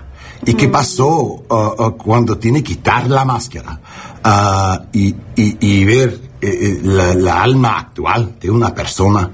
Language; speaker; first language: Spanish; non-native, learner; English